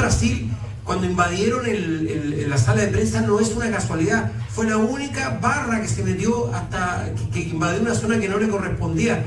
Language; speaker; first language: Spanish; native; Spanish